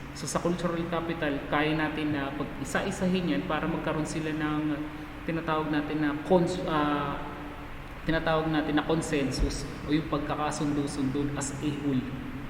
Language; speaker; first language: Filipino; native; Filipino